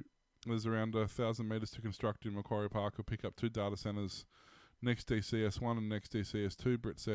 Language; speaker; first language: English; native; English